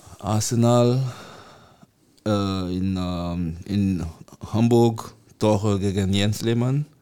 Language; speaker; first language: German; non-native, learner; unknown